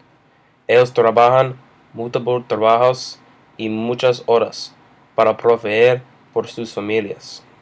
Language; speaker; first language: Spanish; non-native, learner; English